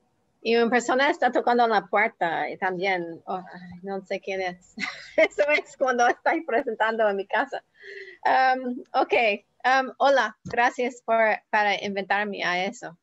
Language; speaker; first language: Spanish; non-native, learner; English